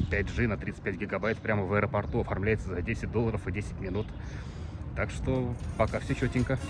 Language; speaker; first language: Russian; native; Russian